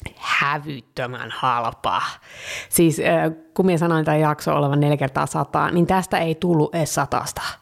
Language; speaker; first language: Finnish; early bilingual, heritage; Finnish